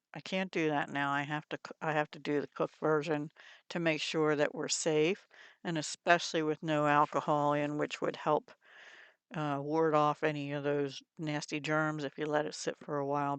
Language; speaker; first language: English; native; English